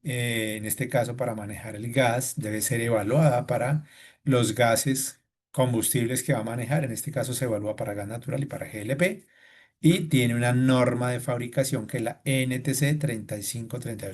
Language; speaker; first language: Spanish; native; Spanish